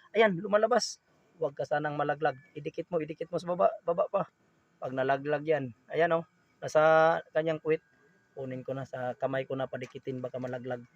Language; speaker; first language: Filipino; non-native, local second language; Cebuano